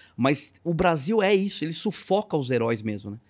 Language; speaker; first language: Portuguese; native; Portuguese